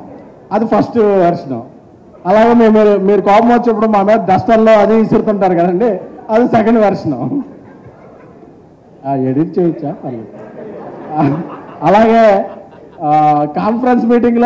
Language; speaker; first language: Telugu; native; Telugu